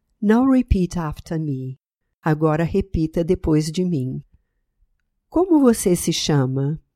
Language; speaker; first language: Portuguese; native; Portuguese